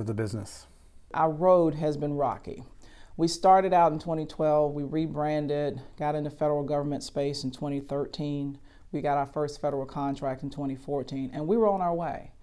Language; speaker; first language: English; native; English